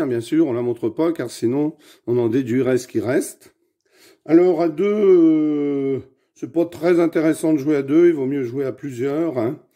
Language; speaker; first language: French; native; French